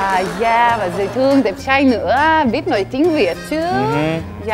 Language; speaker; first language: Vietnamese; non-native, fluent; French